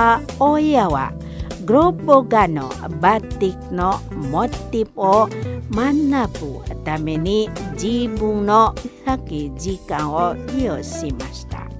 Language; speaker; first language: Japanese; non-native, fluent; Indonesian